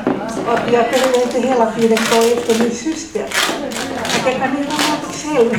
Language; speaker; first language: Swedish; non-native, fluent; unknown